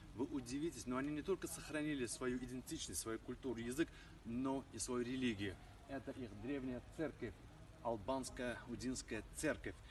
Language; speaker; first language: Russian; non-native, local second language; Azerbaijani